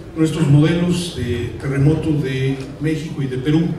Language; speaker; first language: Spanish; native; Spanish